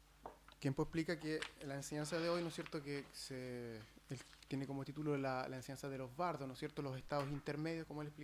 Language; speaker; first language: Spanish; native; Spanish